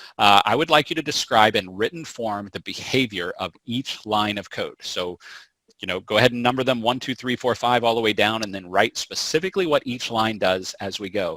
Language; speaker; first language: English; native; English